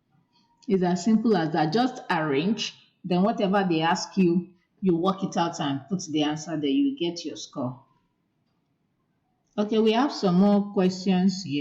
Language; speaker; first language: English; non-native, local second language; Yoruba